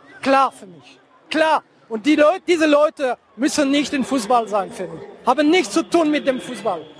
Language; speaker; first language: German; non-native, fluent; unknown